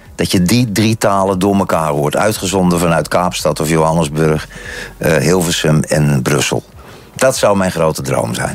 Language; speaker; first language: Dutch; native; Dutch